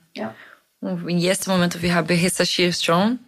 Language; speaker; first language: German; non-native, fluent; Portuguese